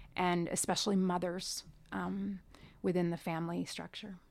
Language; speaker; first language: English; early bilingual, other home language; Persian